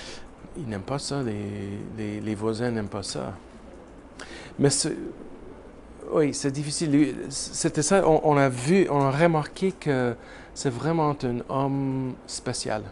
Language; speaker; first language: French; non-native, learner; English